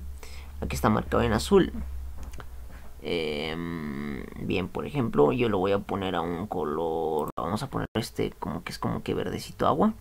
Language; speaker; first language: Spanish; native; Spanish